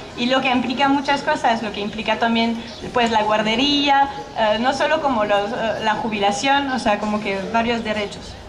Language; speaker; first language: Spanish; non-native, fluent; French